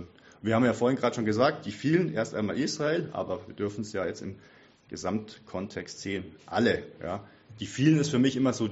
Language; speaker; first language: German; native; German